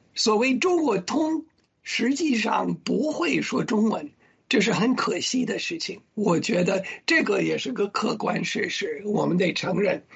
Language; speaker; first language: Chinese; non-native, fluent; English